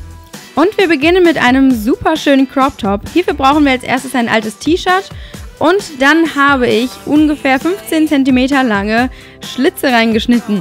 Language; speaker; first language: German; native; German